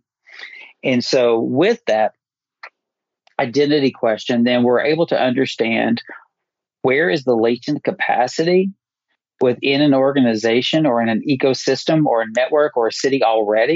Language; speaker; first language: English; native; English